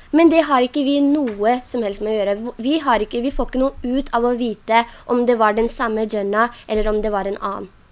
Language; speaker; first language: Norwegian; non-native, local second language; Urdu